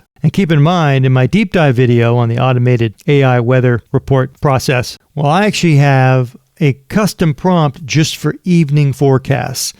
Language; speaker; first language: English; native; English